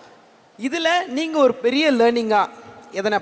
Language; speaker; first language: Tamil; native; Tamil